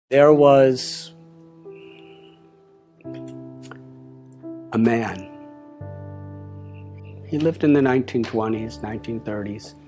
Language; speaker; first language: English; native; English